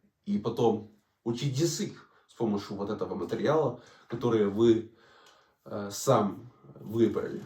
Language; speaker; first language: Russian; non-native, fluent; Danish